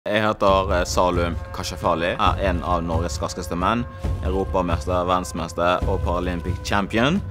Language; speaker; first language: Norwegian; non-native, fluent; Swahili